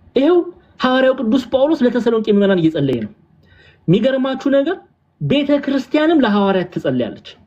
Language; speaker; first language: Amharic; early bilingual, heritage; Amharic